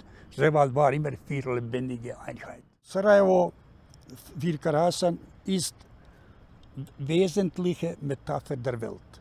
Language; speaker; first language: German; non-native, fluent; Bosnian